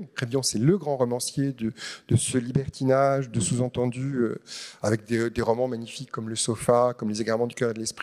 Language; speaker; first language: French; native; French